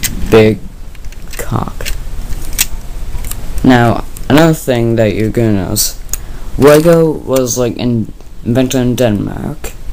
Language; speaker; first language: English; native; English